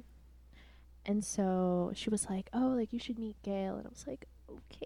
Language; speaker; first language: English; non-native, local second language; Cebuano